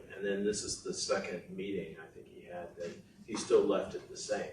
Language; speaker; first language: English; native; English